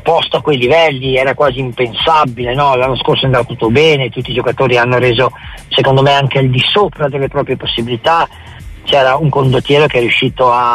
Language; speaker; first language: Italian; native; Italian